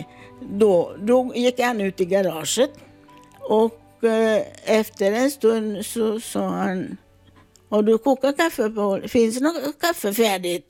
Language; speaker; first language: Swedish; non-native, fluent; Italian